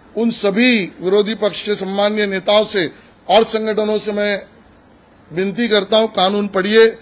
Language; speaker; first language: Hindi; non-native, local second language; Marathi